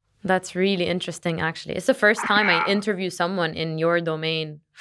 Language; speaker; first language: English; non-native, local second language; Arabic